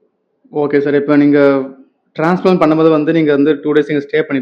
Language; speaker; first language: Tamil; native; Tamil